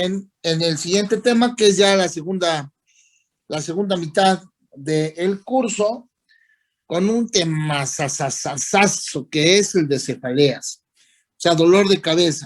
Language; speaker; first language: Spanish; native; Spanish